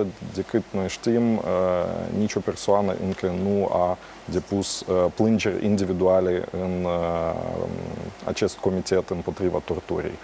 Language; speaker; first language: Romanian; non-native, local second language; Russian